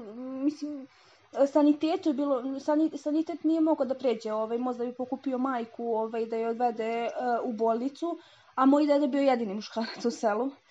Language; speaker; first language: Serbian; native; Serbian